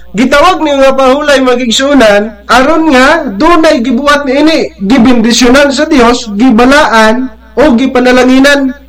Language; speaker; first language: Cebuano; non-native, local second language; Bikol